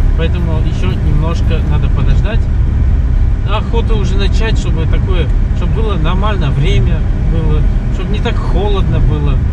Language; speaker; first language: Russian; early bilingual, heritage; Russian